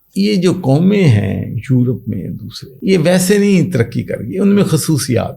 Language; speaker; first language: Urdu; non-native, local second language; Punjabi